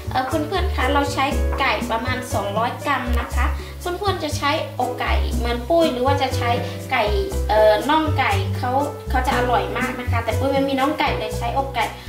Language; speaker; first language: Thai; native; Thai